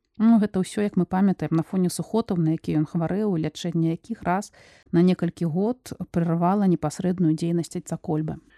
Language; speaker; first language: Belarusian; non-native, local second language; Russian